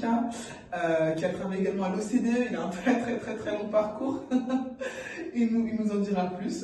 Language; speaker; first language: French; native; French